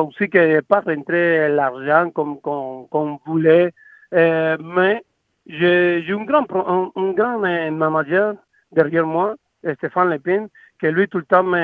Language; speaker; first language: French; non-native, learner; Spanish